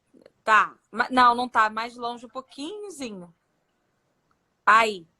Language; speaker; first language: Portuguese; native; Portuguese